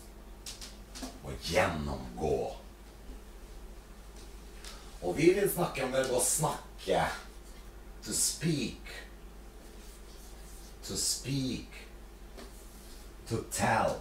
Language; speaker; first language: Norwegian; non-native, fluent; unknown